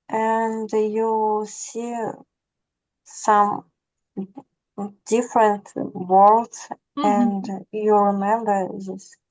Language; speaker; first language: English; non-native, learner; Russian